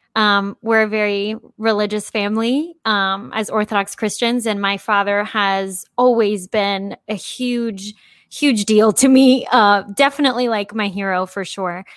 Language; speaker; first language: English; early bilingual, heritage; English